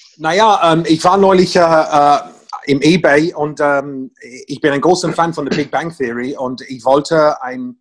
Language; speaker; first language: German; non-native, fluent; English